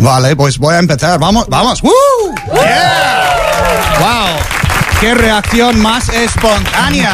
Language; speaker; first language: Spanish; non-native, fluent; English